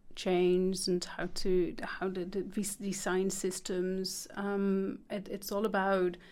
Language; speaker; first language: English; non-native, fluent; Dutch